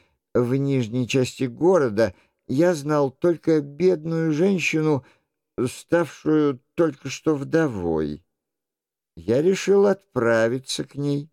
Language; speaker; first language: Russian; native; Russian